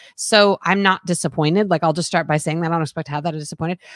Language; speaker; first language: English; native; English